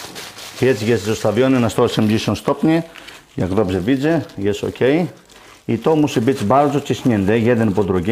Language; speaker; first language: Polish; non-native, learner; Greek